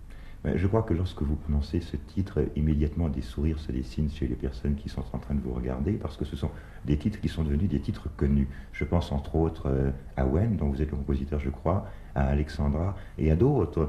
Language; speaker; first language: French; native; French